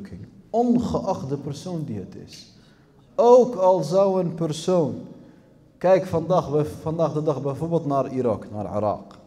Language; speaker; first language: Dutch; early bilingual, other home language; Arabic